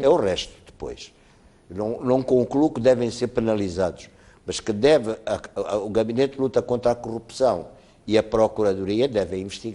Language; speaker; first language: Portuguese; native; Portuguese